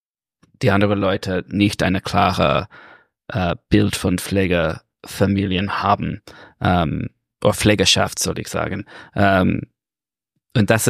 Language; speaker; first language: German; non-native, learner; English